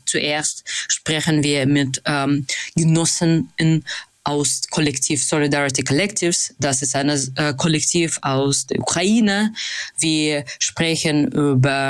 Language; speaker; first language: German; non-native, fluent; Russian